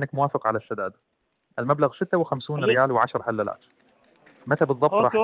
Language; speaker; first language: Arabic; native; Arabic